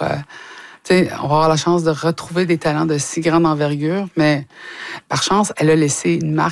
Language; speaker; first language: French; native; French